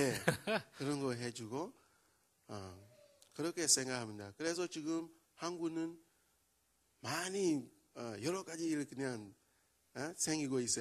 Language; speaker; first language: Korean; non-native, learner; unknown